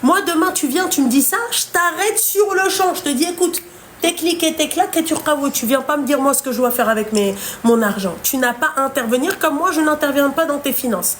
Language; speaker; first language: French; native; French